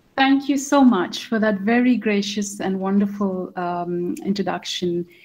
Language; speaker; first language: English; non-native, local second language; Hindi